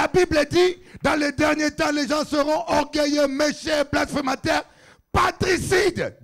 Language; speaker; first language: French; non-native, local second language; Lingala